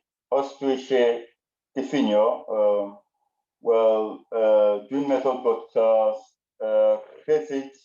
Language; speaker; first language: Welsh; non-native, learner; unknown